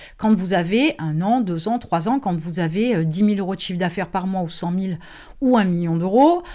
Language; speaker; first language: French; native; French